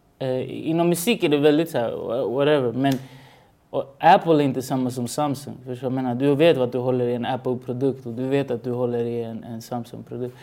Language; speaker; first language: Swedish; early bilingual, other home language; Spanish